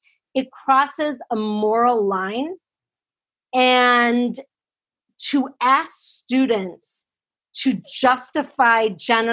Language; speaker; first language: English; native; English